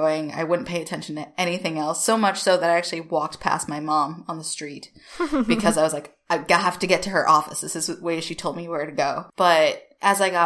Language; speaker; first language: English; native; English